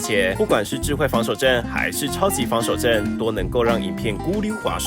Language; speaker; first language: Chinese; native; Chinese